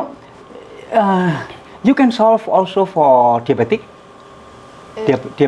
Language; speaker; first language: English; non-native, learner; Indonesian